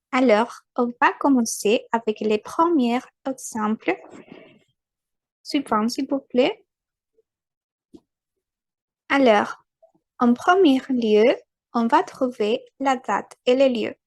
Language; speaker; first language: French; non-native, fluent; Spanish